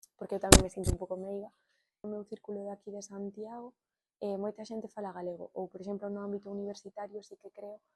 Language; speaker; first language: Galician; non-native, local second language; Spanish